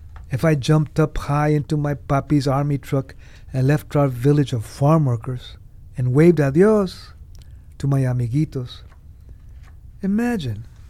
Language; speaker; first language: English; early bilingual, other home language; Spanish